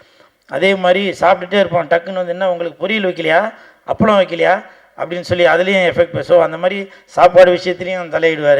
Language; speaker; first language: Tamil; native; Tamil